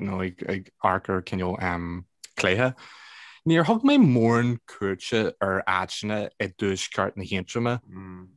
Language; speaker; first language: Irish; non-native, local second language; English